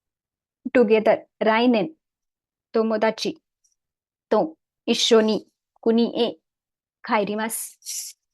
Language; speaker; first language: Japanese; non-native, learner; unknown